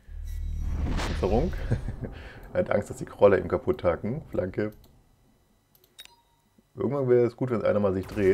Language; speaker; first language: German; native; German